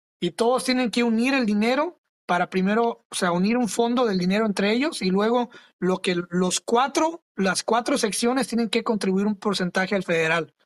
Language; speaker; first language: Spanish; early bilingual, other home language; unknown